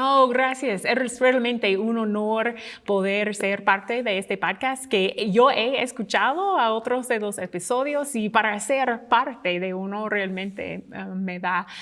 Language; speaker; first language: Spanish; non-native, fluent; English